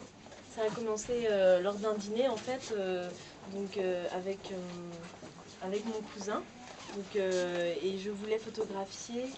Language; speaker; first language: French; non-native, fluent; Portuguese